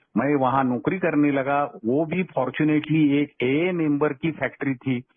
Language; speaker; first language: Hindi; non-native, local second language; Kannada